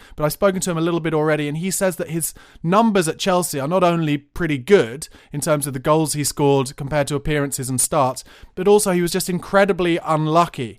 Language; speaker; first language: English; native; English